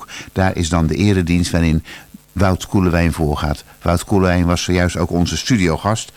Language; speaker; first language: Dutch; native; Dutch